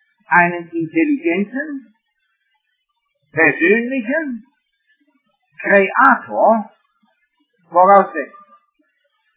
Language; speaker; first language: German; non-native, fluent; English